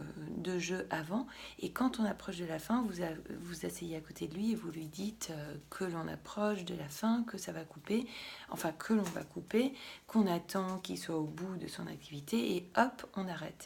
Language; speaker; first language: French; native; French